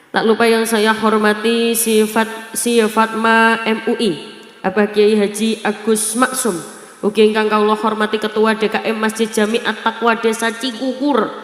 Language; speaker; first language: Indonesian; non-native, local second language; Javanese